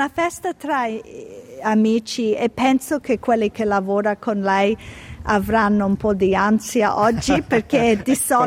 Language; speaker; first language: Italian; early bilingual, heritage; Italian